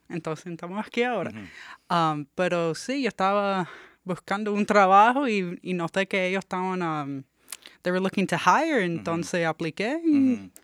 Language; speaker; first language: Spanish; early bilingual, heritage; English